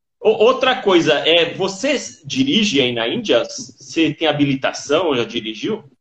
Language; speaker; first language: Portuguese; native; Portuguese